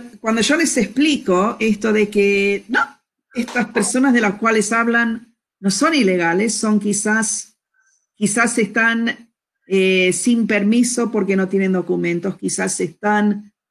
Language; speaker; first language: Spanish; non-native, fluent; English